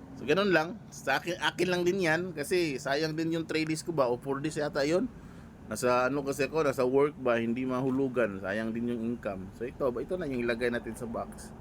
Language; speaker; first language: Filipino; non-native, local second language; Cebuano